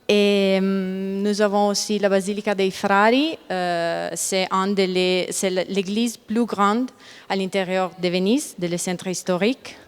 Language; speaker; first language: French; non-native, learner; Italian